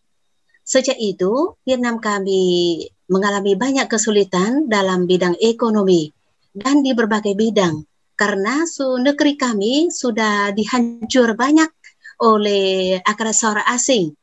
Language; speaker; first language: Indonesian; non-native, fluent; Vietnamese